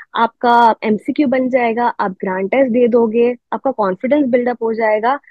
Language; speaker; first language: Hindi; non-native, local second language; Gujarati